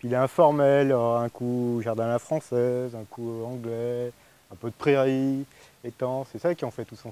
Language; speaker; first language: French; native; French